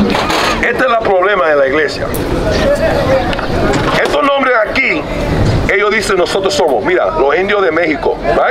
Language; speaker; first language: Spanish; early bilingual, heritage; Spanish